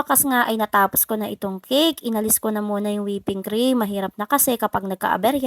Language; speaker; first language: Filipino; native; Filipino